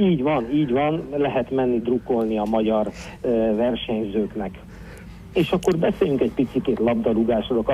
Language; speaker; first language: Hungarian; native; Hungarian